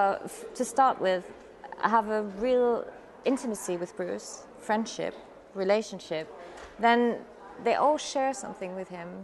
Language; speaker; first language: English; non-native, fluent; French